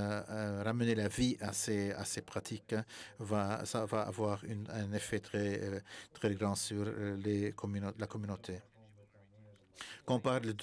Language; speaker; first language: French; non-native, fluent; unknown